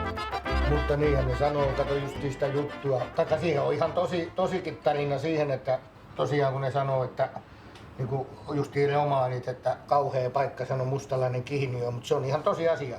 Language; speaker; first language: Finnish; native; Finnish